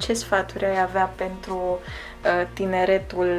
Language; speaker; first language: Romanian; early bilingual, other home language; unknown